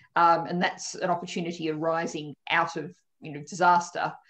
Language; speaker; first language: English; native; English